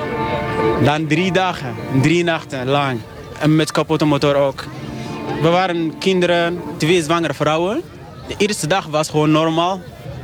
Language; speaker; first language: Dutch; non-native, learner; Arabic